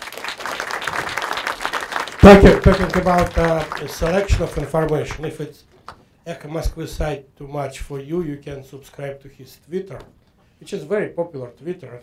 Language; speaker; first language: English; non-native, fluent; Russian